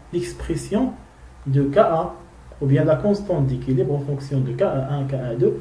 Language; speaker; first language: French; non-native, local second language; Arabic